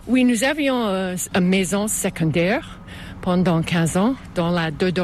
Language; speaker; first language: French; non-native, fluent; English